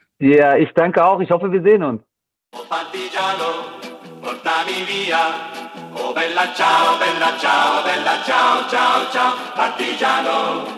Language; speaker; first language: German; native; German